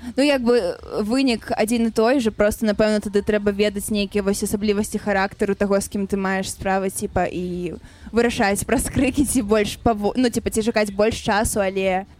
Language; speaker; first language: Belarusian; non-native, local second language; Russian